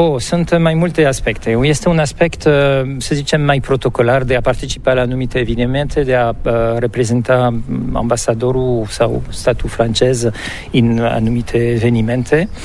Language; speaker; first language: Romanian; non-native, fluent; French